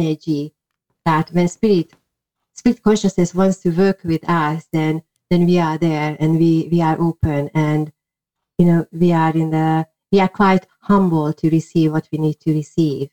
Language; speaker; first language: English; non-native, fluent; Hungarian